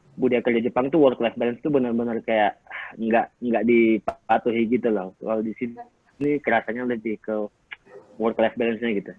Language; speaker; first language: Indonesian; native; Indonesian